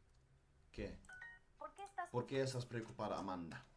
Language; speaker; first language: Spanish; non-native, learner; Dutch